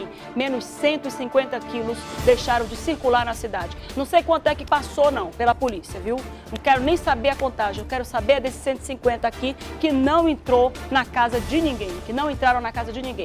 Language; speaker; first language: Portuguese; native; Portuguese